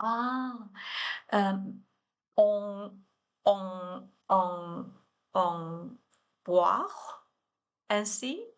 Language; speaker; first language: French; non-native, learner; Chinese